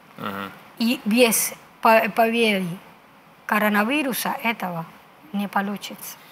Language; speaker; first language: Russian; non-native, fluent; Spanish